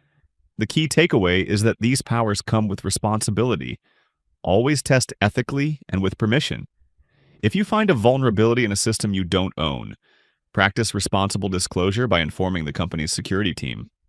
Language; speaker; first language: English; non-native, fluent; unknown